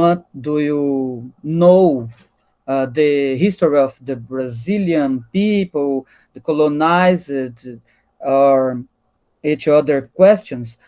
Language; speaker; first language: English; non-native, learner; Portuguese